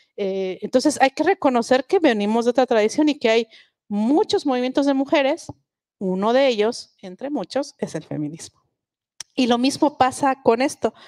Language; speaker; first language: Spanish; non-native, local second language; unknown